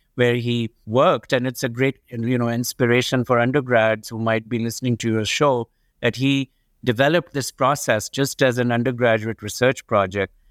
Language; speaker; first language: English; non-native, local second language; Urdu